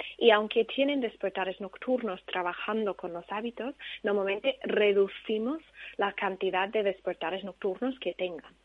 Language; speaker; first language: Spanish; non-native, fluent; English